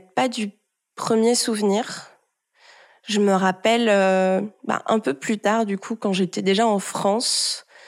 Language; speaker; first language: French; early bilingual, heritage; French